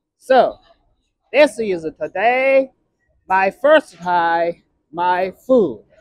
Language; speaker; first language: English; non-native, learner; Chinese